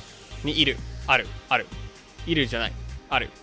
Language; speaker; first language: Japanese; non-native, learner; English